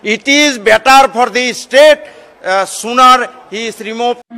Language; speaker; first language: English; non-native, local second language; Assamese